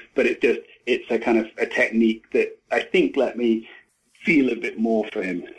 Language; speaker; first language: English; native; English